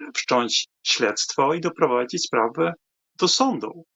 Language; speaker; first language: Polish; non-native, fluent; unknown